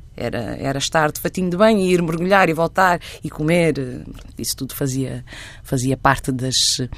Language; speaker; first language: Portuguese; non-native, local second language; Kabuverdianu